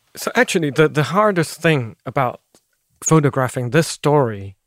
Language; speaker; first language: English; non-native, local second language; Cantonese